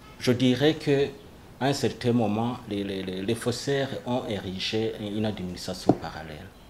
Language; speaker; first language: French; non-native, local second language; Rundi